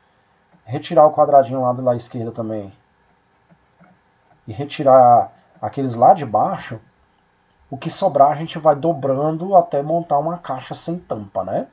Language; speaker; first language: Portuguese; native; Portuguese